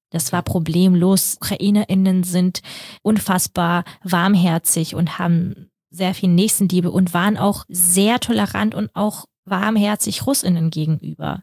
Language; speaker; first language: German; early bilingual, other home language; Russian